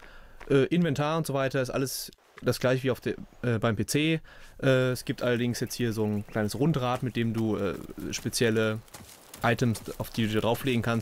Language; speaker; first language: German; native; German